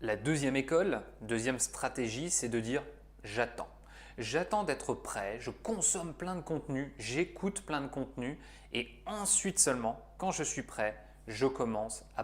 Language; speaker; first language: French; native; French